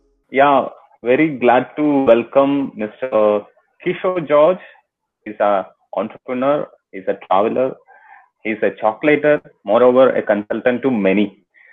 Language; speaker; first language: English; non-native, local second language; Malayalam